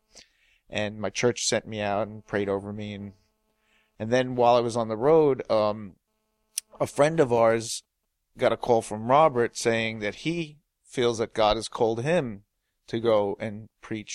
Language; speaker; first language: English; native; English